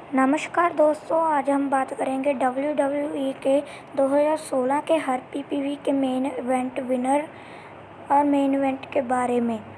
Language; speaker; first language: Hindi; non-native, local second language; Punjabi